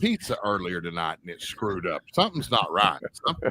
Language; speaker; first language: English; native; English